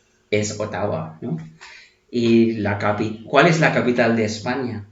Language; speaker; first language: Spanish; non-native, fluent; Filipino